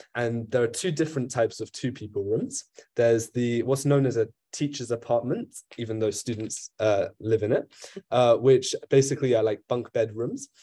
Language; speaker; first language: English; native; English